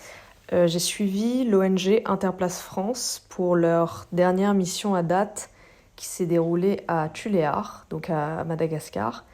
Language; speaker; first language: French; native; French